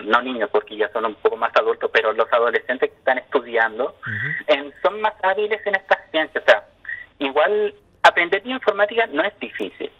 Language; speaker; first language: Spanish; native; Spanish